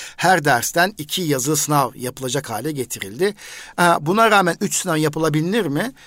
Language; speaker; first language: Turkish; native; Turkish